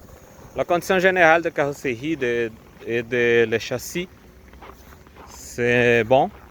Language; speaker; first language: French; non-native, learner; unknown